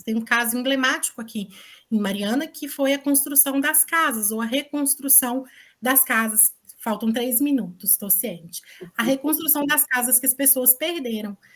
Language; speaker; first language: Portuguese; native; Portuguese